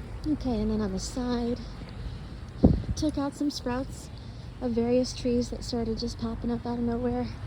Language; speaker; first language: English; native; English